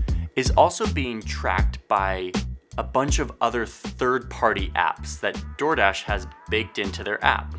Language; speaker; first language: English; native; English